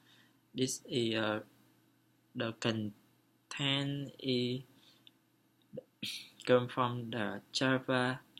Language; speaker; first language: English; non-native, learner; Vietnamese